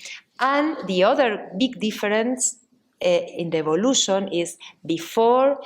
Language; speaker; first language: English; non-native, learner; Spanish